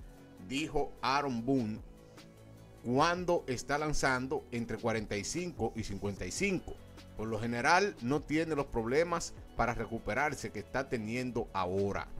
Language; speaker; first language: Spanish; native; Spanish